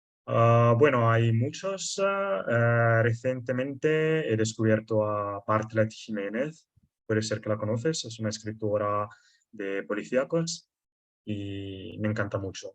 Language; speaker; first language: Spanish; non-native, fluent; Italian